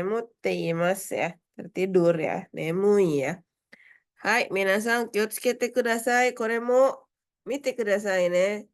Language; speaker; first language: Japanese; non-native, fluent; Indonesian